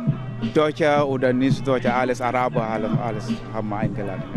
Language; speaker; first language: German; non-native, learner; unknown